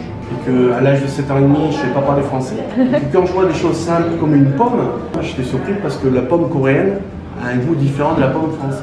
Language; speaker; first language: French; early bilingual, other home language; Korean